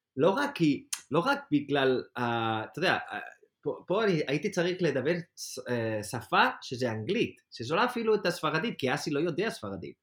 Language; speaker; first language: Hebrew; non-native, fluent; Spanish